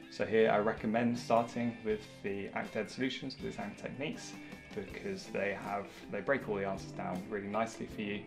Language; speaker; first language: English; native; English